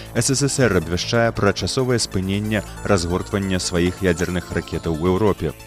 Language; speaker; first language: Belarusian; native; Belarusian